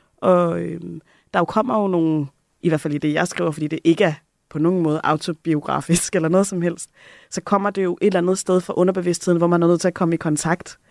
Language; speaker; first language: Danish; native; Danish